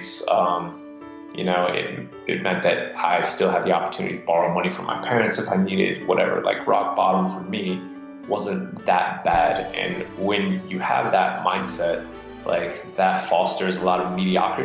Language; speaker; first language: English; native; English